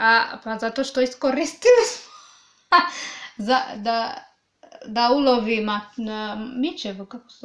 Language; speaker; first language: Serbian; non-native, learner; English